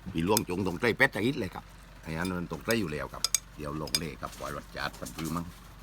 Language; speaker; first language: Thai; native; Thai